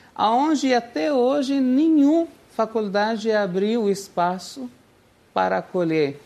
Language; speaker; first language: Portuguese; non-native, fluent; Arabic